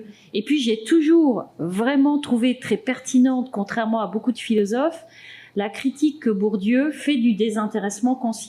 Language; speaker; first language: French; native; French